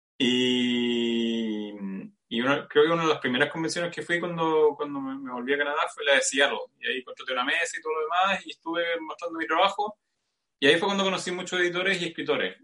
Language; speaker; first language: Spanish; native; Spanish